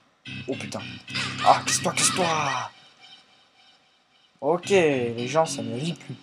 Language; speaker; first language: French; native; French